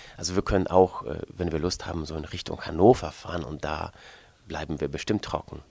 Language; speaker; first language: German; non-native, fluent; Polish